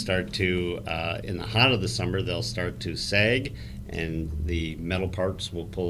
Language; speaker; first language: English; native; English